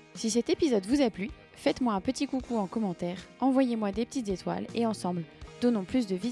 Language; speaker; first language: French; native; French